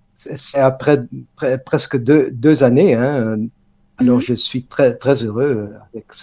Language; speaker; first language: French; non-native, fluent; Dutch